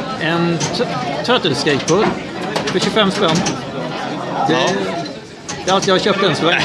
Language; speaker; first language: Swedish; native; Swedish